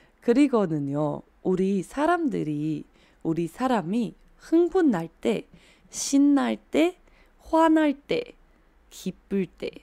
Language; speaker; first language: Korean; non-native, fluent; Chinese